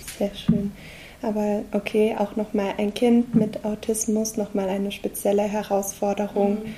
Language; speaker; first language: German; native; German